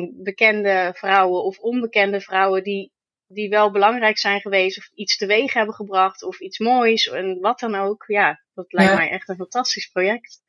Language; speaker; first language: Dutch; native; Dutch